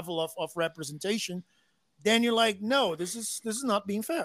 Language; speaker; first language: English; non-native, fluent; Portuguese